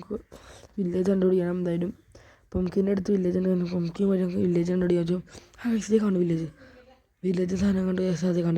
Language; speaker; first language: Malayalam; native; Malayalam